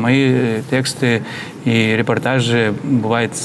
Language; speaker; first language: Russian; non-native, fluent; Lithuanian